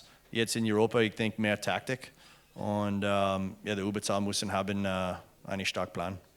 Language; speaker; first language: German; non-native, learner; English